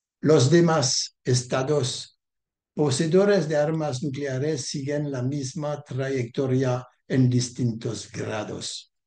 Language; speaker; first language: Spanish; non-native, learner; French